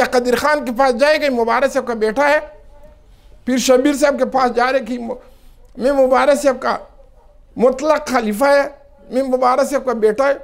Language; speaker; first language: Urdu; non-native, local second language; Pashto